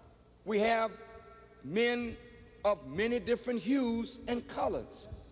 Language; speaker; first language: English; native; English